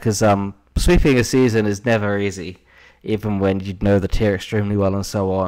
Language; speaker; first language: English; native; English